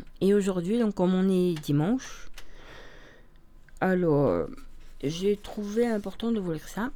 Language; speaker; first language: French; native; French